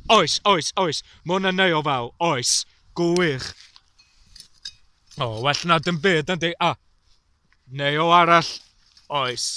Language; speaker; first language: Welsh; non-native, learner; English